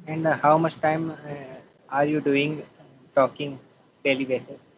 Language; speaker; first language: English; non-native, learner; Hindi